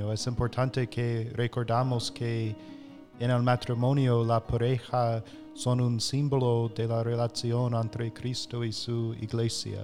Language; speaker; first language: Spanish; non-native, fluent; English